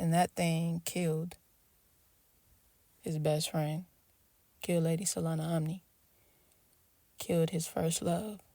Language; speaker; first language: English; native; English